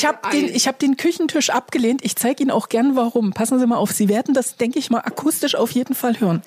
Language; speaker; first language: German; native; German